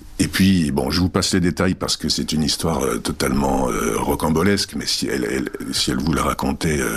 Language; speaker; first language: French; early bilingual, other home language; Czech